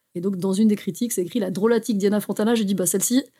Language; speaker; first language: French; native; French